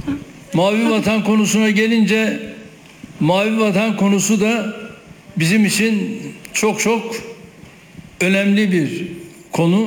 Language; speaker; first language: Turkish; native; Turkish